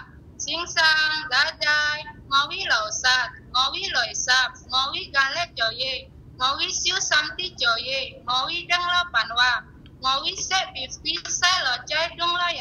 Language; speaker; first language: Chinese; non-native, learner; Indonesian